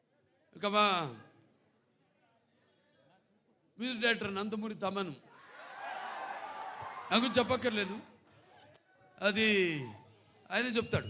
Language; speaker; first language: Telugu; native; Telugu